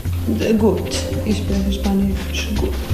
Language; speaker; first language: German; non-native, learner; Serbian